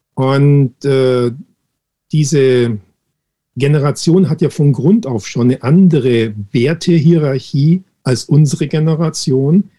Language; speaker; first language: German; native; German